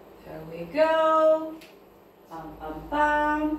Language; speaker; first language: English; non-native, fluent; Spanish